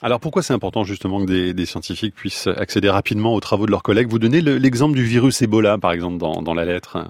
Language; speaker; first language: French; native; French